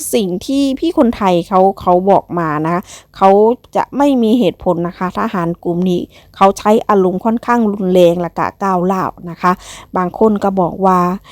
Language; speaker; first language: Thai; non-native, local second language; Northeastern Thai